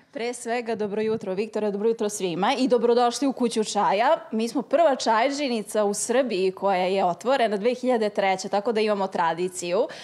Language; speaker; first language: Croatian; native; Croatian